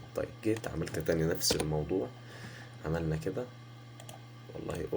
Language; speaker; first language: Arabic; native; Arabic